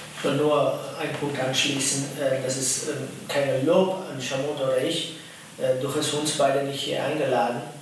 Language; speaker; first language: German; non-native, fluent; Tamil